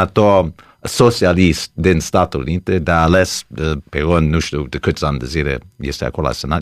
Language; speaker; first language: Romanian; early bilingual, heritage; Romanian